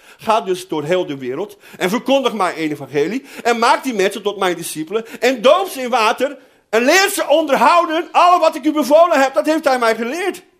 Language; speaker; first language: Dutch; non-native, fluent; Portuguese